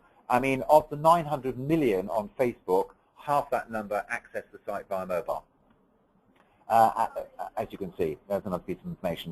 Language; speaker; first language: English; native; English